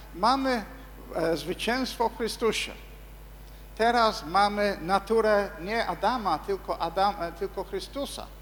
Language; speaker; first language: Polish; non-native, fluent; English